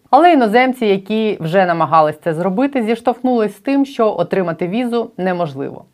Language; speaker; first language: Ukrainian; native; Ukrainian